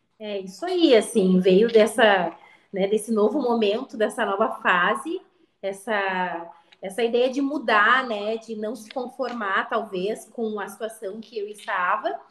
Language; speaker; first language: Portuguese; native; Portuguese